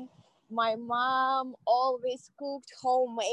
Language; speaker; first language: English; non-native, fluent; Kazakh